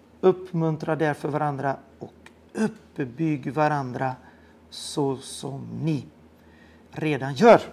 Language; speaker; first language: Swedish; non-native, fluent; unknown